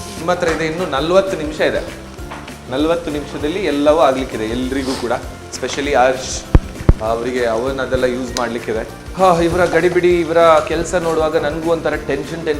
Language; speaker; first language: Kannada; non-native, local second language; Tulu